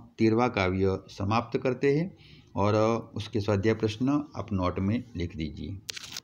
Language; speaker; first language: Hindi; non-native, local second language; Gujarati